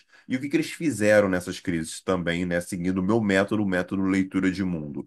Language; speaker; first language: Portuguese; native; Portuguese